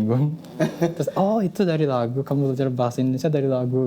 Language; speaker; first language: Indonesian; non-native, fluent; Japanese